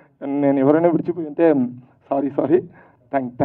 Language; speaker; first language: Telugu; non-native, local second language; Tamil